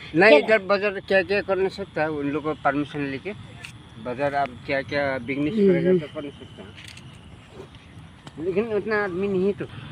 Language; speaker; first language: Hindi; non-native, local second language; Khasi